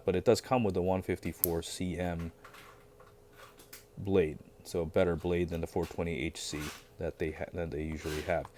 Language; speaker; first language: English; native; English